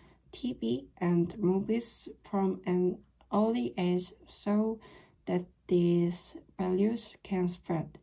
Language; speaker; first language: English; non-native, learner; Korean